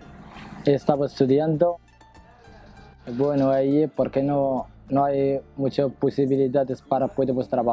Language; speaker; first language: Spanish; non-native, learner; Arabic